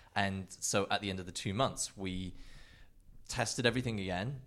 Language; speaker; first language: English; native; English